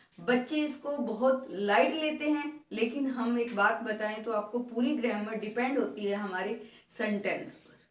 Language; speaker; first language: Hindi; native; Hindi